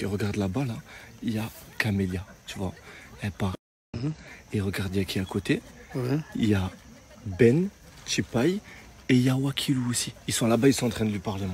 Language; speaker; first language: French; native; French